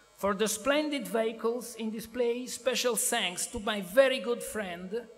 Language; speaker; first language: English; non-native, fluent; Italian